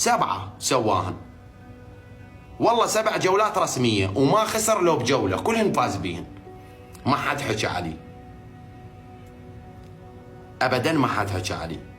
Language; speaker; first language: Arabic; native; Arabic